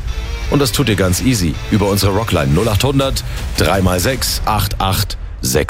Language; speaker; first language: German; native; German